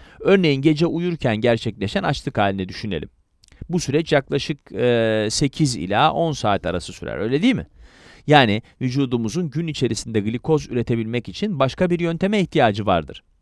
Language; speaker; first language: Turkish; native; Turkish